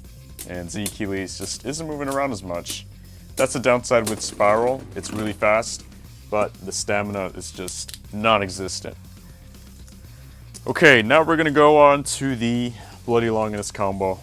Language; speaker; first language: English; native; English